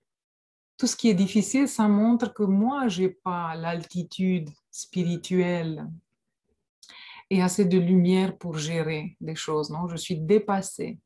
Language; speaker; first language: French; non-native, fluent; Romanian